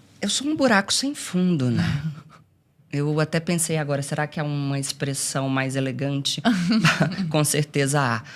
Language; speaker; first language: Portuguese; native; Portuguese